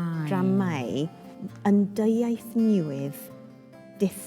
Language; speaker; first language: Welsh; non-native, learner; English